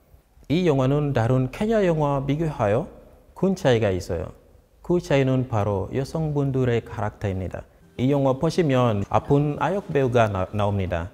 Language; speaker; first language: Korean; non-native, fluent; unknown